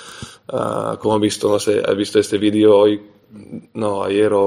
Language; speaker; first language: Spanish; non-native, fluent; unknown